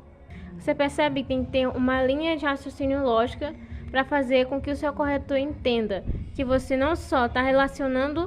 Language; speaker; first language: Portuguese; native; Portuguese